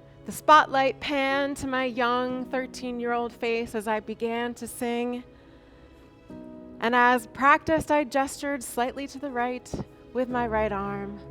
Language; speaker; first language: English; native; English